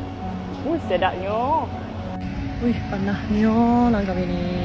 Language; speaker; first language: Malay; non-native, fluent; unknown